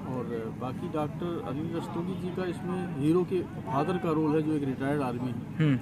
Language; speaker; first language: Hindi; native; Hindi